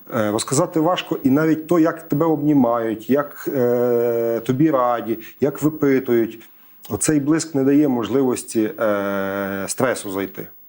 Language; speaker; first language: Ukrainian; native; Ukrainian